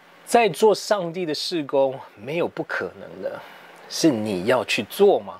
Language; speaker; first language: Chinese; early bilingual, heritage; English